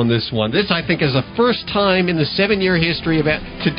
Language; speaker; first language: English; native; English